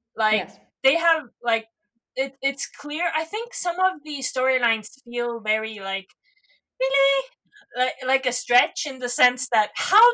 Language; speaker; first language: English; non-native, fluent; Estonian